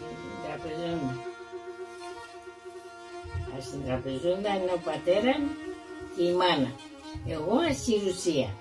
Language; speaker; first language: Greek; early bilingual, other home language; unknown